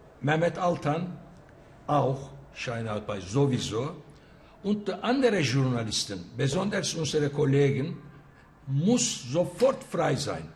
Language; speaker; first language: German; non-native, fluent; Turkish